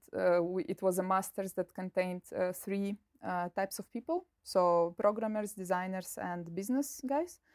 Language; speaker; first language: English; non-native, fluent; Russian